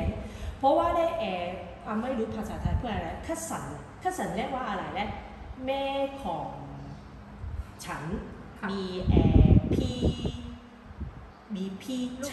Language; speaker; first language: Thai; non-native, learner; Cantonese